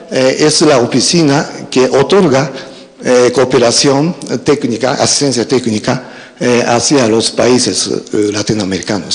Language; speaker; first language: Spanish; non-native, fluent; Japanese